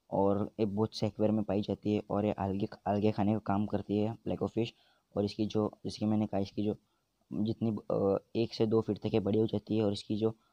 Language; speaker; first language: Hindi; native; Hindi